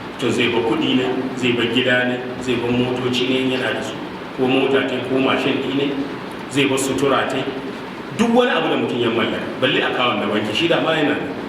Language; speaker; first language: Hausa; native; Hausa